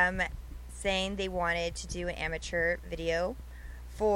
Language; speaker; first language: English; native; English